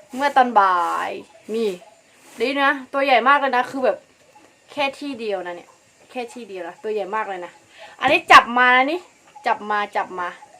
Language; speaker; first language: Thai; non-native, local second language; Karen languages